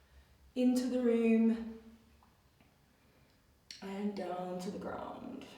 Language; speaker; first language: English; native; English